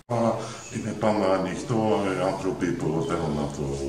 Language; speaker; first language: Greek; non-native, learner; Dutch